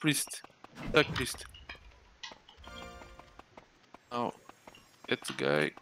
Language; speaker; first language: English; non-native, learner; Turkish